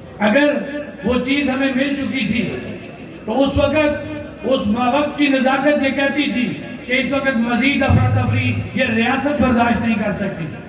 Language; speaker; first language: Urdu; non-native, local second language; Pahari-Potwari